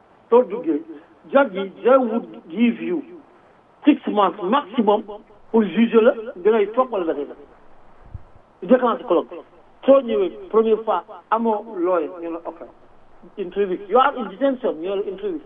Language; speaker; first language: English; non-native, fluent; Wolof